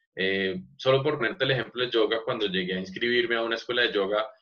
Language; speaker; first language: Spanish; native; Spanish